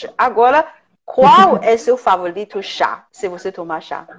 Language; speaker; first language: Portuguese; non-native, fluent; Chinese